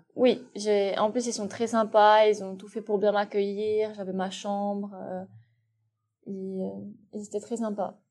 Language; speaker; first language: French; non-native, local second language; Arabic